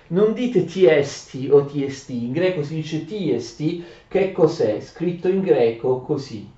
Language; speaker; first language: Italian; native; Italian